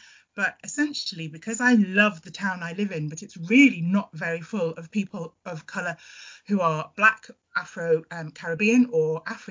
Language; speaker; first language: English; native; English